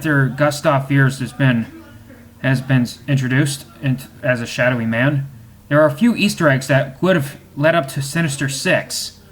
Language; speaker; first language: English; native; English